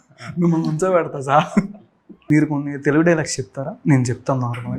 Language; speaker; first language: Telugu; native; Telugu